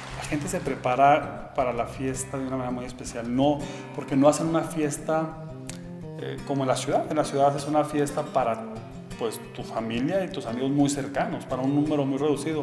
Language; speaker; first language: Spanish; native; Spanish